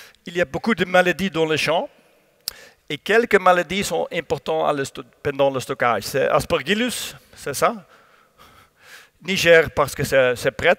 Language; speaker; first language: French; non-native, learner; Dutch